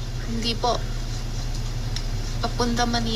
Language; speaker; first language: Filipino; non-native, learner; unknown